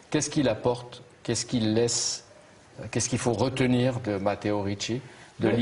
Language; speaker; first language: French; native; French